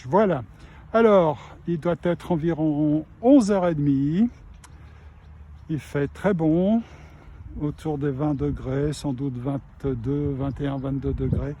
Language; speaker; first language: French; native; French